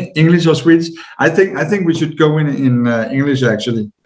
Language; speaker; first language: English; non-native, fluent; Danish